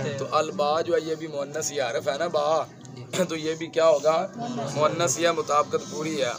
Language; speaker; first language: Urdu; non-native, local second language; Punjabi